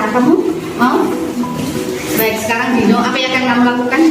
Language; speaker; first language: Indonesian; native; Indonesian